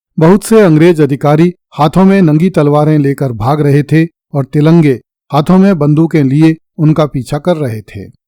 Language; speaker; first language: Hindi; native; Hindi